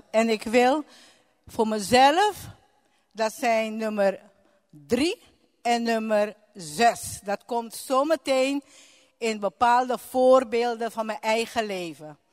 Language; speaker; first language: Dutch; non-native, local second language; Papiamento